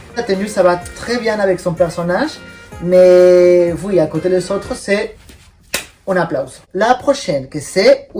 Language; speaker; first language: French; non-native, fluent; Spanish